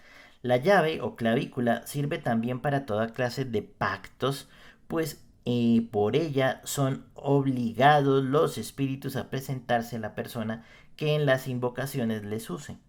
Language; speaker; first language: Spanish; native; Spanish